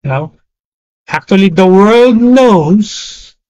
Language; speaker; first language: English; non-native, local second language; Filipino